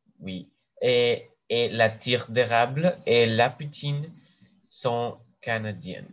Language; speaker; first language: French; non-native, learner; English